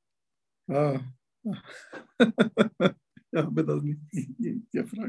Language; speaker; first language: German; non-native, learner; Turkish